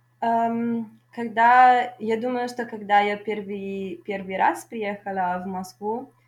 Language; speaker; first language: Russian; non-native, fluent; Italian